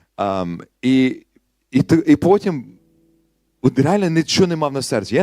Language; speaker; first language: Ukrainian; non-native, learner; English